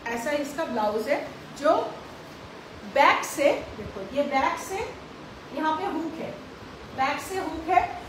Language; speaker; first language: Hindi; non-native, local second language; Bangla